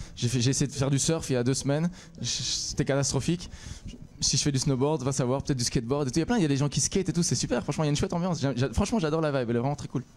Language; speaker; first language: French; native; French